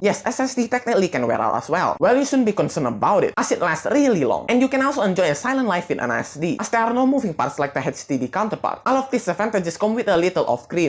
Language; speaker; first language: English; non-native, fluent; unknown